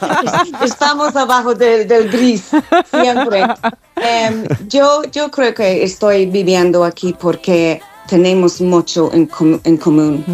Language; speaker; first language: Spanish; non-native, learner; English